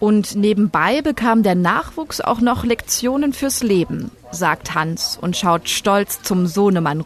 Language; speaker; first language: German; native; German